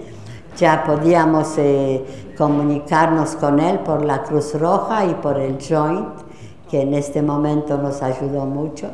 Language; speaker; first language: Spanish; non-native, fluent; Polish